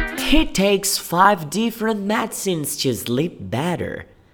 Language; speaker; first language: English; non-native, fluent; Portuguese